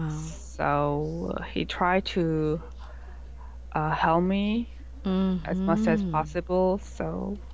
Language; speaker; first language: English; non-native, learner; Korean